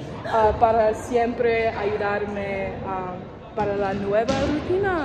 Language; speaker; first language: Spanish; non-native, learner; English